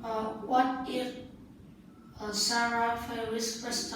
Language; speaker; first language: English; non-native, learner; Vietnamese